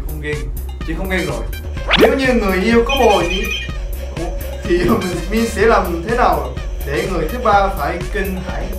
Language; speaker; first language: Vietnamese; non-native, fluent; Korean